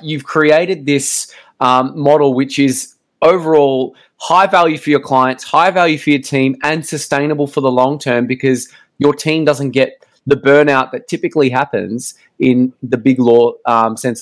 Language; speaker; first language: English; native; English